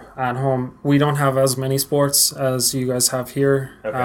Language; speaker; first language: English; native; English